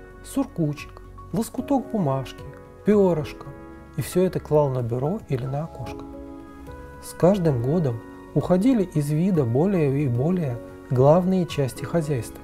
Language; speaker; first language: Russian; native; Russian